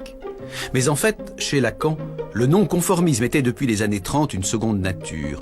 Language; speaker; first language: French; native; French